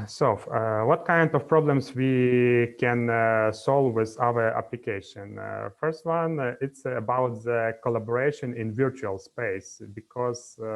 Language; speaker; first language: English; non-native, fluent; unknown